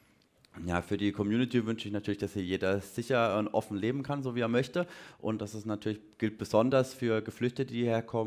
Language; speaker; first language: German; native; German